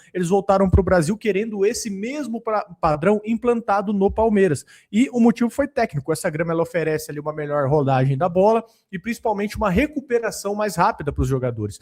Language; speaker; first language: Portuguese; native; Portuguese